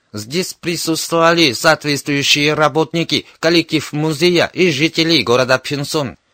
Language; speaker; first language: Russian; non-native, fluent; Korean